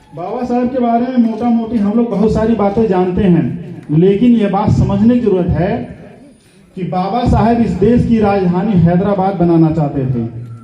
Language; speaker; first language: Hindi; native; Hindi